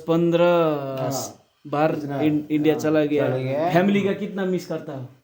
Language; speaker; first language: Hindi; non-native, learner; Nepali